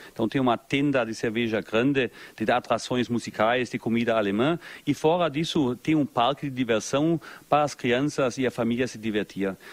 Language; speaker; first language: Portuguese; non-native, fluent; German